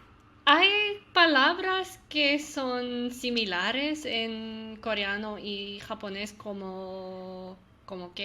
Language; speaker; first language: Spanish; non-native, learner; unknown